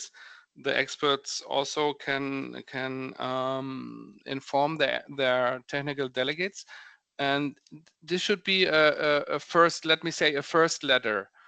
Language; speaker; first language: English; non-native, fluent; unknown